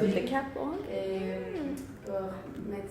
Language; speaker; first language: French; non-native, learner; Spanish